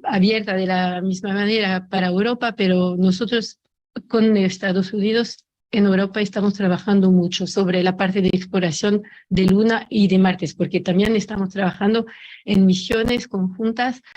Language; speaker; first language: Spanish; non-native, fluent; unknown